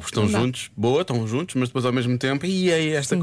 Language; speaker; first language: Portuguese; native; Portuguese